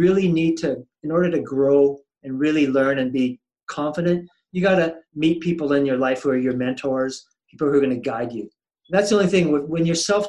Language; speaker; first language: English; native; English